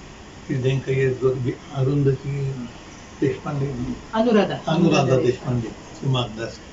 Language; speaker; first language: German; non-native, fluent; Marathi